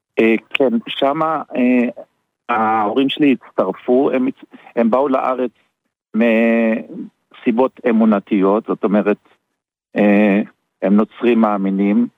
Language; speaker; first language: Hebrew; early bilingual, other home language; German